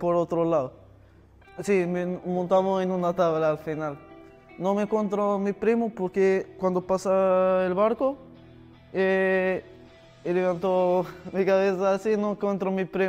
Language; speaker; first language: Spanish; non-native, learner; Arabic